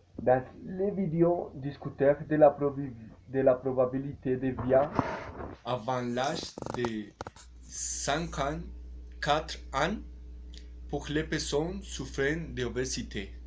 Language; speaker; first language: French; non-native, learner; Spanish